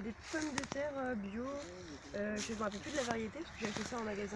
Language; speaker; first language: French; native; French